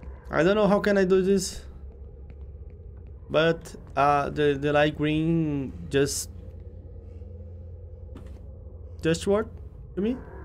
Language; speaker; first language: English; non-native, learner; Portuguese